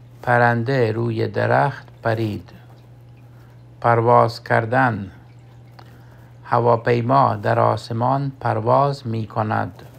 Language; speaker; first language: Persian; non-native, fluent; Urdu